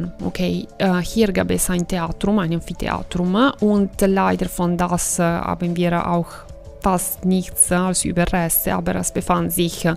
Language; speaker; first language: German; non-native, fluent; Italian